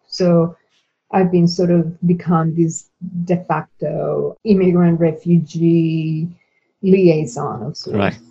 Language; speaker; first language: English; non-native, fluent; Spanish